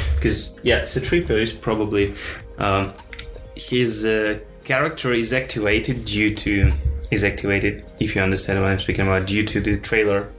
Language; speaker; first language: English; non-native, fluent; Russian